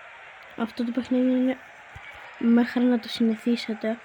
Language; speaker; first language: Greek; native; Greek